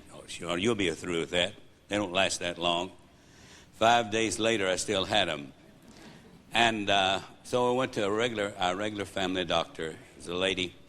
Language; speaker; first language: English; native; English